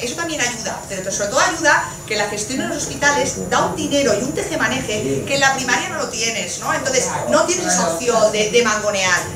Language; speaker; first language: Spanish; non-native, local second language; Catalan